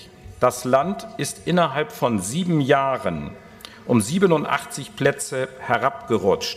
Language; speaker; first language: German; native; German